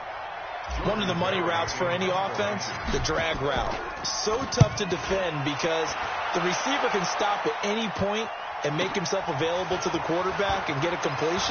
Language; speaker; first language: English; native; English